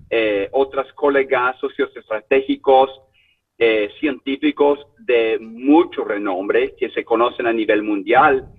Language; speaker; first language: Spanish; non-native, fluent; English